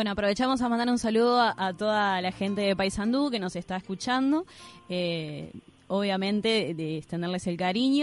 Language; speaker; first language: Spanish; native; Spanish